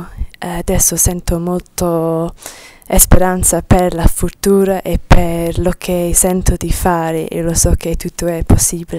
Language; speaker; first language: Italian; non-native, learner; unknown